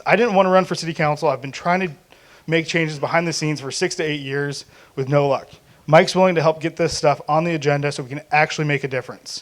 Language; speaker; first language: English; native; English